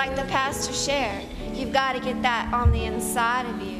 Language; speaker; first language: English; native; English